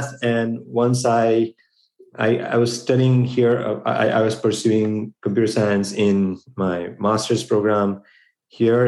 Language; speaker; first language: English; non-native, local second language; Gujarati